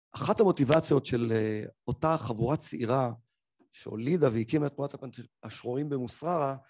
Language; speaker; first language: Hebrew; early bilingual, other home language; Arabic